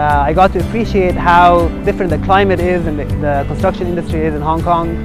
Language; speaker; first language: English; non-native, fluent; Arabic